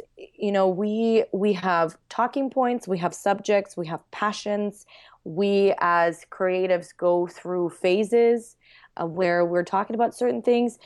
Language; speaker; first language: English; non-native, fluent; Russian